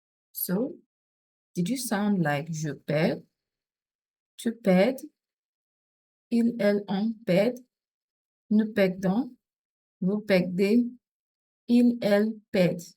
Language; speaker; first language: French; non-native, fluent; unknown